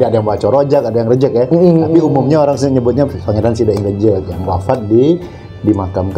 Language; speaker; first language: Indonesian; native; Indonesian